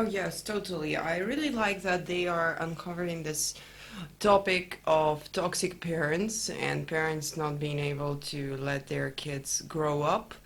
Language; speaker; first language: English; non-native, fluent; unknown